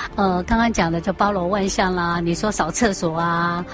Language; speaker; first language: Chinese; native; Chinese